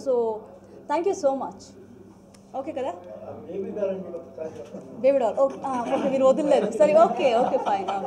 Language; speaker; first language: Telugu; non-native, fluent; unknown